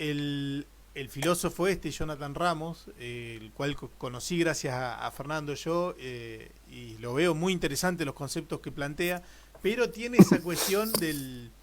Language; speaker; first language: Spanish; native; Spanish